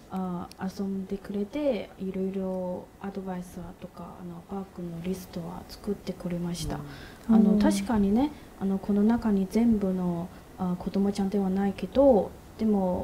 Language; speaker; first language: Japanese; non-native, learner; Chinese